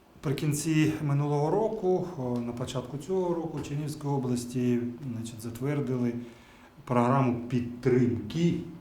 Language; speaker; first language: Ukrainian; native; Ukrainian